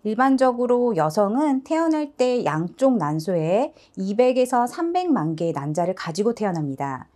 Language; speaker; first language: Korean; native; Korean